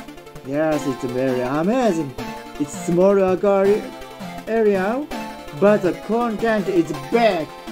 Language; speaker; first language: English; non-native, learner; Japanese